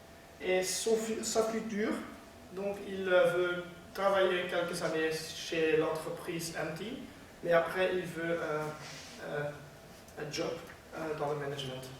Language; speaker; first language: French; non-native, learner; Dutch